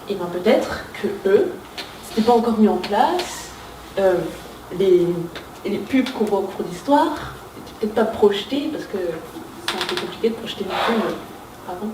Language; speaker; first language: French; native; French